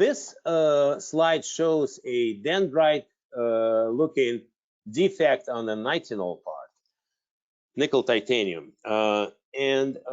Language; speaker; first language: English; non-native, fluent; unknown